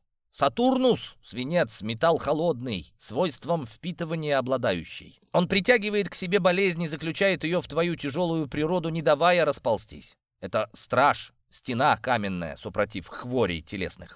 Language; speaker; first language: Russian; native; Russian